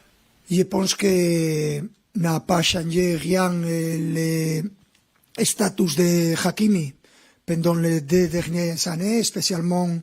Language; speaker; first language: French; non-native, fluent; Spanish